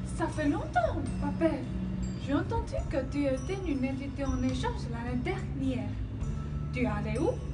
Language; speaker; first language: French; non-native, learner; Chinese